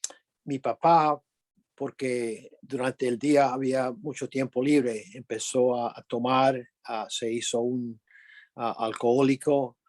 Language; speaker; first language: Spanish; early bilingual, other home language; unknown